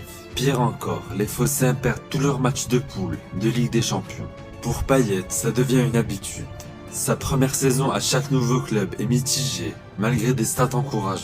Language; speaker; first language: French; native; French